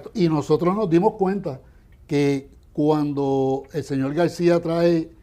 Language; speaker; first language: Spanish; native; Spanish